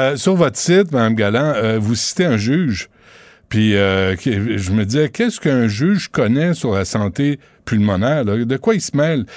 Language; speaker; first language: French; native; French